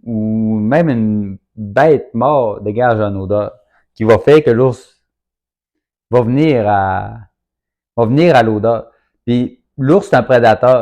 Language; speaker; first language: French; native; French